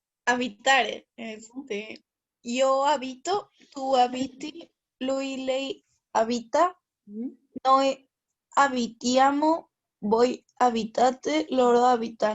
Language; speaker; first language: Italian; non-native, learner; Spanish